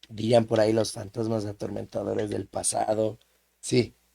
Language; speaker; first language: Spanish; native; Spanish